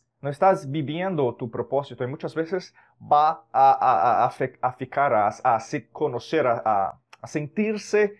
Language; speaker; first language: Spanish; non-native, fluent; Portuguese